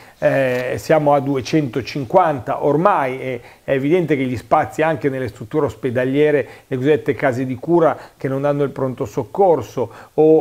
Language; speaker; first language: Italian; native; Italian